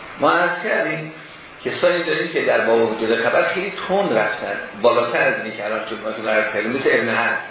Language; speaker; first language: Persian; native; Persian